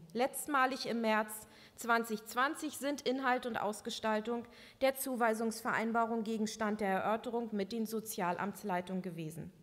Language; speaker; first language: German; native; German